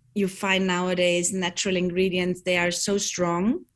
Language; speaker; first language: English; non-native, fluent; German